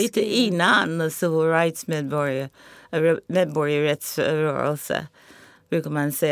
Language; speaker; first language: Swedish; non-native, fluent; English